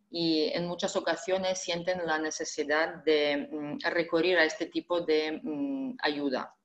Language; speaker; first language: Spanish; non-native, fluent; Russian